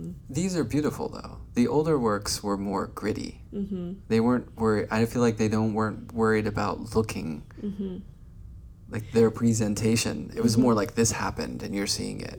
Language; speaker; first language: English; native; English